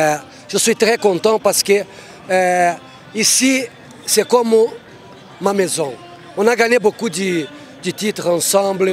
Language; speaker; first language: French; non-native, fluent; Portuguese